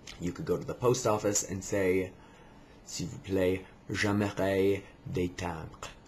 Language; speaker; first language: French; non-native, learner; English